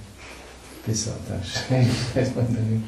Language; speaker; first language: Hungarian; non-native, learner; English